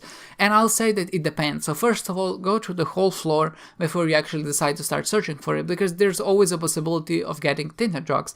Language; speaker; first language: English; non-native, fluent; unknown